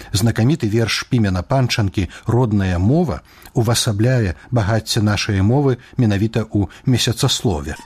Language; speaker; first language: Belarusian; native; Belarusian